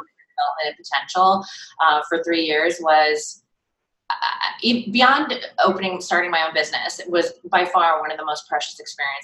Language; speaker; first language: English; native; English